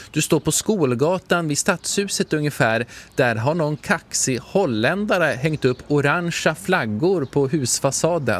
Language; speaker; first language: Swedish; native; Swedish